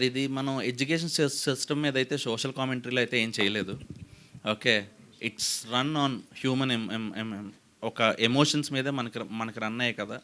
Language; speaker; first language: Telugu; native; Telugu